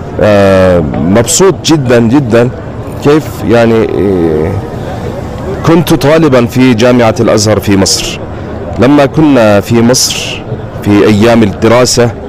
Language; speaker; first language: Arabic; non-native, fluent; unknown